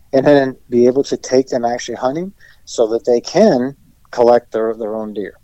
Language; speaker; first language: English; native; English